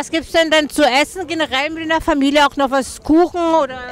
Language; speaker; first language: German; native; German